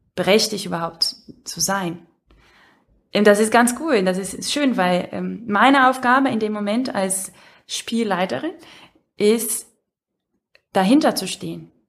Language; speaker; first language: German; non-native, fluent; Portuguese